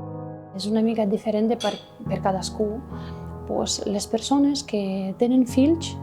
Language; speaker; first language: Catalan; non-native, fluent; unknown